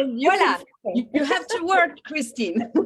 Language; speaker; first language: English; non-native, learner; French